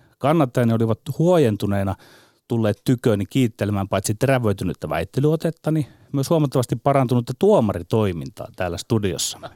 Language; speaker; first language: Finnish; native; Finnish